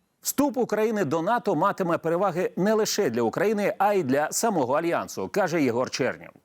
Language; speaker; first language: Ukrainian; native; Ukrainian